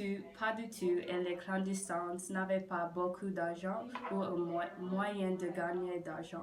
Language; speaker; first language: French; non-native, learner; English